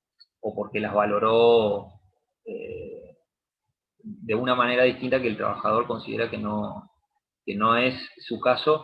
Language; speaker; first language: Spanish; native; Spanish